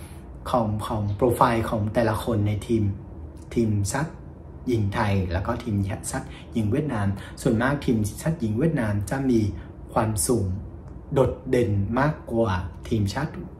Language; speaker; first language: Thai; non-native, fluent; Vietnamese